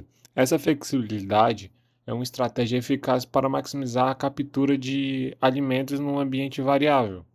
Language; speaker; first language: Portuguese; native; Portuguese